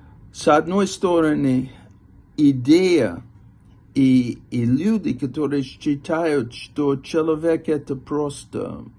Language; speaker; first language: Russian; non-native, fluent; English